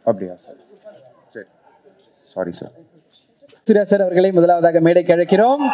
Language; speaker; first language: Tamil; native; Tamil